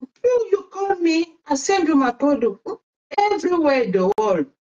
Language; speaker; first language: English; non-native, local second language; French